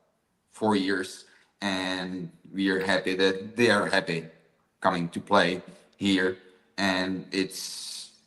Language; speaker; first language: English; non-native, fluent; Czech